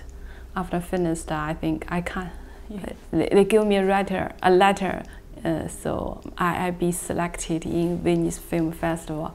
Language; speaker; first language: English; non-native, learner; Chinese